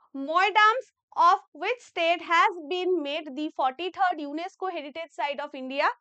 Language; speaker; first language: English; non-native, local second language; Bangla